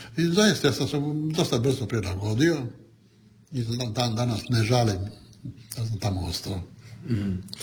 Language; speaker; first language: Croatian; non-native, local second language; Italian